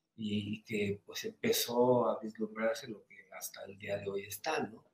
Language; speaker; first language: Spanish; native; Spanish